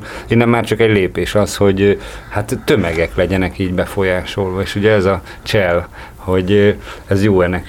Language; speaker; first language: Hungarian; native; Hungarian